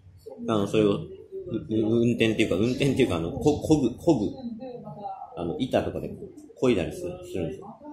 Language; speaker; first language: Japanese; native; Japanese